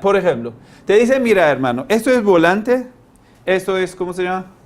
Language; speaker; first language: Spanish; non-native, fluent; Persian